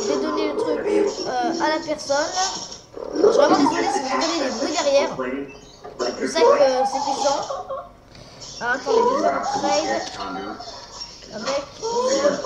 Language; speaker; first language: French; native; French